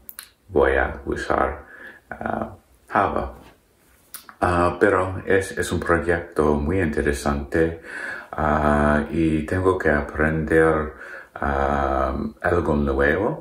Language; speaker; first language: Spanish; non-native, learner; English